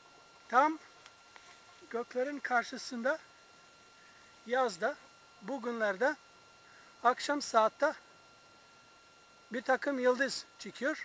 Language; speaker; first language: Turkish; non-native, fluent; English